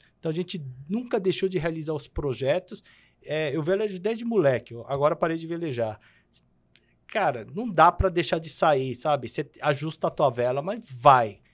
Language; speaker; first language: Portuguese; early bilingual, other home language; Korean